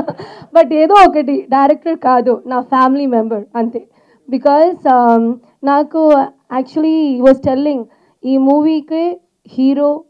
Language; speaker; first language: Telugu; non-native, learner; Malayalam